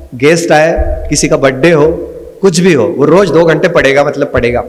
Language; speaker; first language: Hindi; non-native, local second language; Marathi